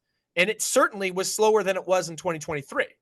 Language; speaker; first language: English; native; English